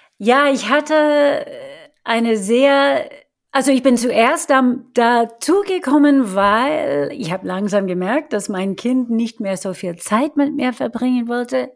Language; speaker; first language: German; non-native, fluent; English